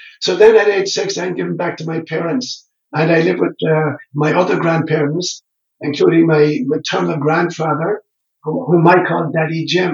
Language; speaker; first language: English; non-native, local second language; Irish